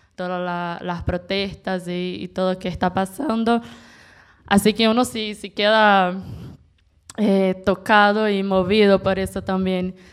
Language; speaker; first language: Spanish; non-native, fluent; Portuguese